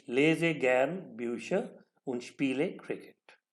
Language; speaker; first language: German; non-native, learner; Urdu